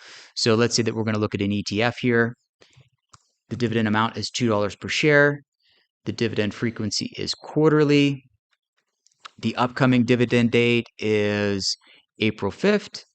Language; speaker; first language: English; native; English